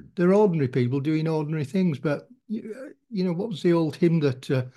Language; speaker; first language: English; native; English